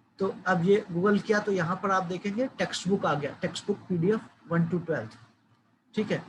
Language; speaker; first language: Hindi; native; Hindi